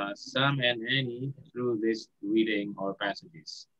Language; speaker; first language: English; non-native, fluent; Indonesian